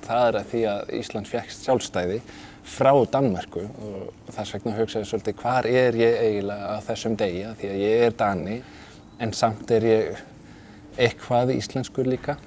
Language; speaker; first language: Icelandic; non-native, fluent; Danish